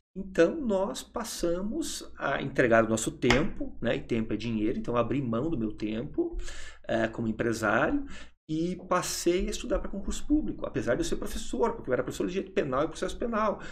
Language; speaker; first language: Portuguese; native; Portuguese